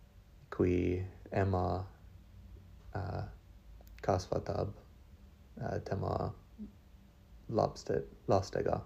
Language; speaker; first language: Estonian; non-native, learner; English